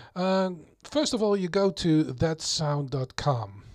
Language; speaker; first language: English; non-native, fluent; Dutch